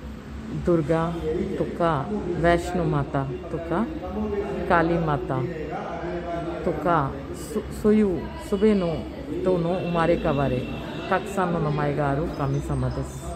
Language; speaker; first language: Japanese; non-native, learner; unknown